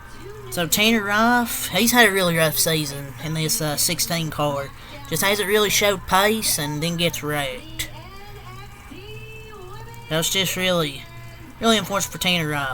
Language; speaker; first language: English; native; English